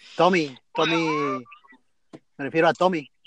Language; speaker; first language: Spanish; native; Spanish